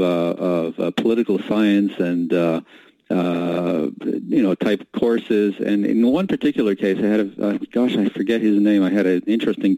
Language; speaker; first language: English; native; English